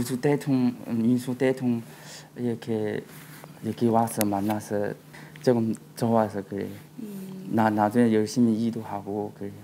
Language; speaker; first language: Korean; non-native, learner; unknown